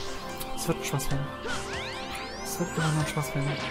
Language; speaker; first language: German; native; German